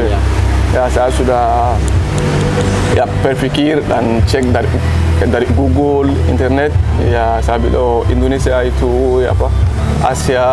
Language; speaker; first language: Indonesian; non-native, learner; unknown